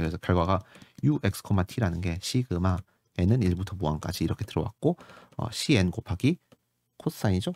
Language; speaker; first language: Korean; native; Korean